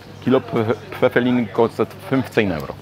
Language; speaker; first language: German; non-native, learner; Polish